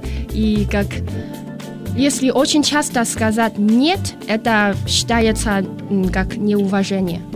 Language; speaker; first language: Russian; non-native, learner; Chinese